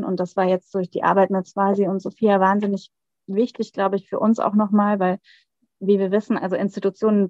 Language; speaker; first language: German; native; German